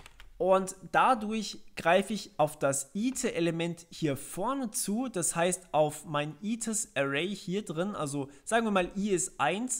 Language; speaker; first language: German; native; German